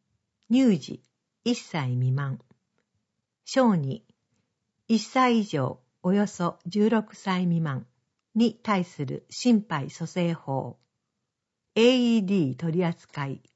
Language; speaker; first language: Japanese; native; Japanese